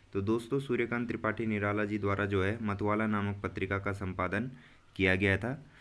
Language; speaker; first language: Hindi; native; Hindi